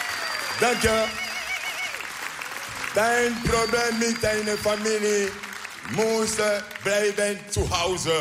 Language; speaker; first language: Dutch; non-native, learner; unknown